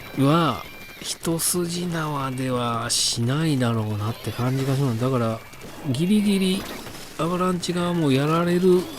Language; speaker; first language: Japanese; native; Japanese